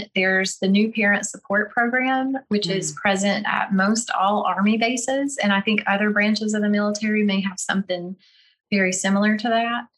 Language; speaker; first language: English; native; English